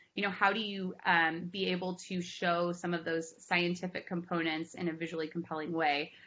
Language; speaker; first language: English; native; English